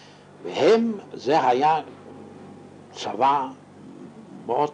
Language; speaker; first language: Hebrew; non-native, fluent; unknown